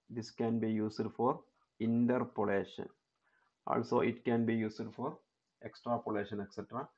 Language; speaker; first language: English; non-native, local second language; Malayalam